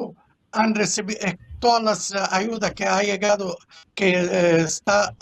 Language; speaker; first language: Spanish; non-native, fluent; Arabic